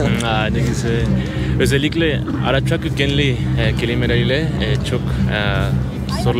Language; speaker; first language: Turkish; non-native, fluent; Spanish